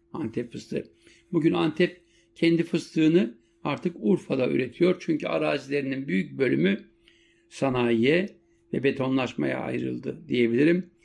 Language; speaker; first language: Turkish; native; Turkish